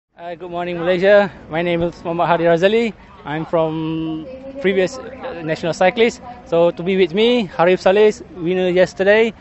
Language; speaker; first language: English; non-native, learner; Malay